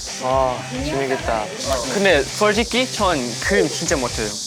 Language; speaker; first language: Korean; non-native, learner; Japanese